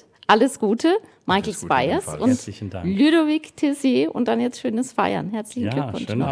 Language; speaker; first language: German; native; German